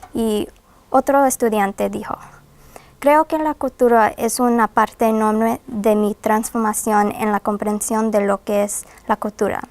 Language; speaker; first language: Spanish; non-native, fluent; English